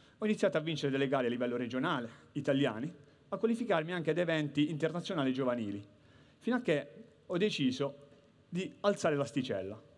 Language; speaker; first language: Italian; native; Italian